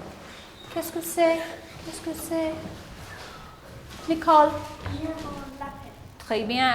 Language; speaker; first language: French; non-native, fluent; English